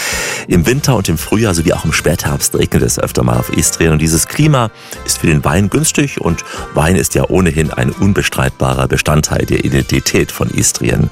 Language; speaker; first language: German; native; German